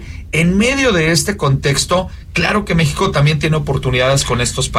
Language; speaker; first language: Spanish; native; Spanish